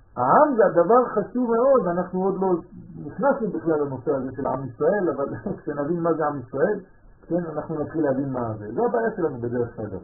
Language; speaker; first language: Hebrew; non-native, fluent; French